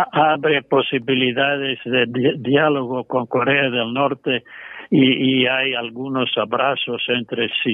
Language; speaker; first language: Spanish; non-native, fluent; English